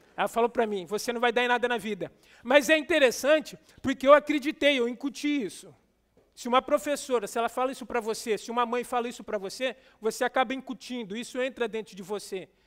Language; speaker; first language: Portuguese; native; Portuguese